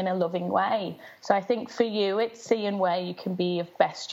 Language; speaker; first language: English; native; English